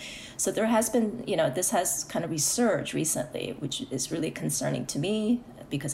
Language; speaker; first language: English; early bilingual, other home language; Korean